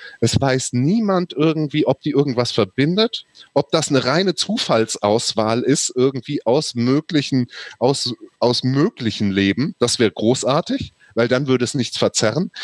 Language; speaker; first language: German; native; German